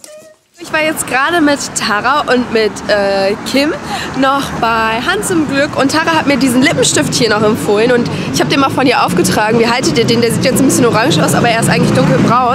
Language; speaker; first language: German; native; German